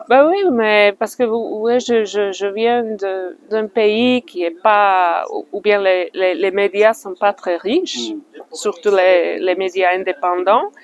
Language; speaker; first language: French; non-native, fluent; Slovak